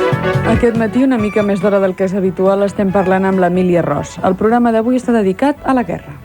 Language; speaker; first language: Catalan; native; Catalan